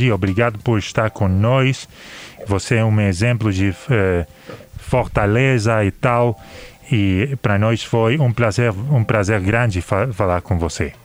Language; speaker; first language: Portuguese; non-native, learner; Spanish